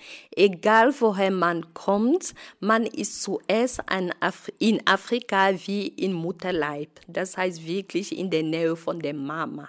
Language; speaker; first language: German; non-native, fluent; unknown